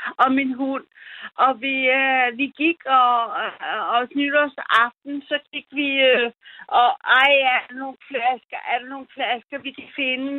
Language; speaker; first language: Danish; early bilingual, other home language; German